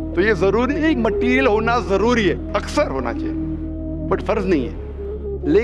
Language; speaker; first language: Hindi; non-native, local second language; Urdu